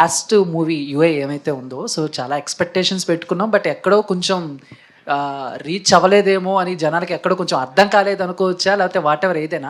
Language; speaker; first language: Telugu; native; Telugu